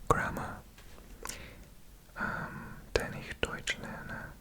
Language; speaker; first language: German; non-native, learner; English